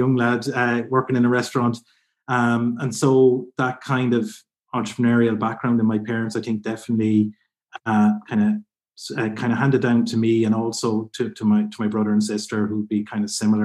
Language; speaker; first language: English; native; English